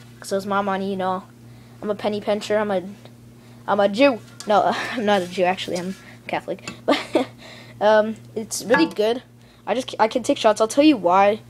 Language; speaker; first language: English; native; English